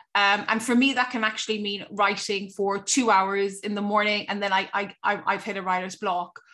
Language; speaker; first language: English; native; English